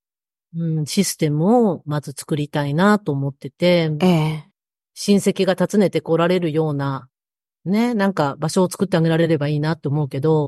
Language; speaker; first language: Japanese; native; Japanese